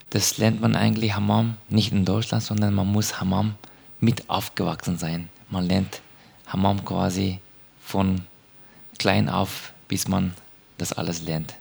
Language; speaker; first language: German; non-native, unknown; Turkish